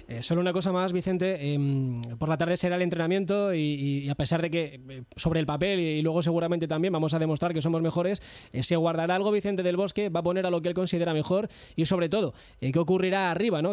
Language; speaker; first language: Spanish; native; Spanish